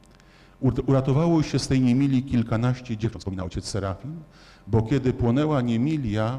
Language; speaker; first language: Polish; native; Polish